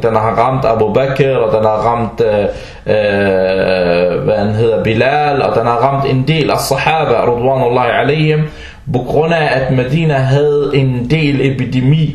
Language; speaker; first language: Danish; non-native, fluent; Arabic